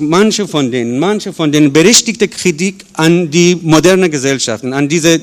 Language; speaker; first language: German; non-native, fluent; Persian